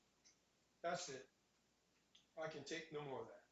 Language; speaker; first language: English; native; English